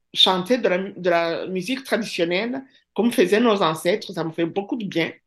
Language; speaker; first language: French; non-native, local second language; Kinyarwanda